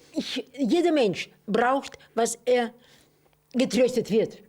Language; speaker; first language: German; non-native, fluent; Russian